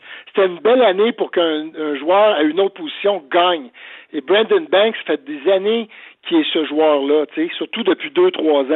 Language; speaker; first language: French; native; French